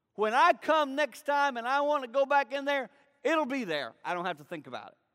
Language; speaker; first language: English; native; English